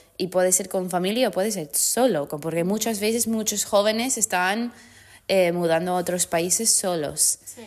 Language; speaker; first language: Spanish; non-native, fluent; English